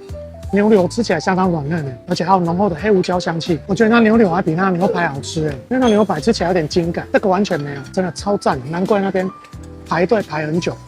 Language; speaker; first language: Chinese; native; Chinese